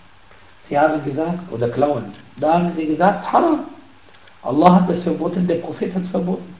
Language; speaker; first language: German; non-native, fluent; Arabic